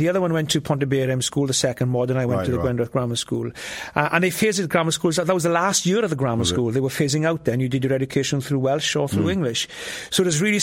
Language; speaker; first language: English; non-native, local second language; Welsh